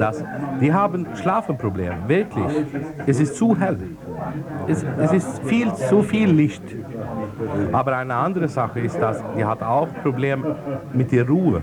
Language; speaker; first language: German; non-native, fluent; Swedish